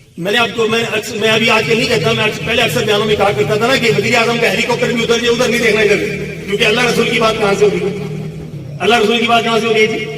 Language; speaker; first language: Urdu; non-native, local second language; Punjabi